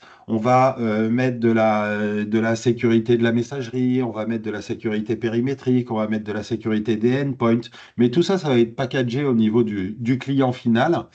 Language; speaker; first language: French; native; French